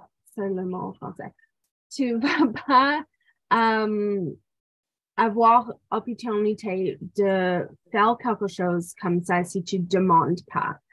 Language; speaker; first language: French; non-native, local second language; English